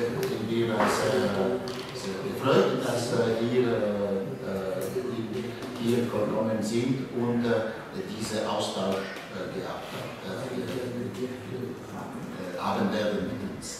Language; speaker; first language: German; non-native, local second language; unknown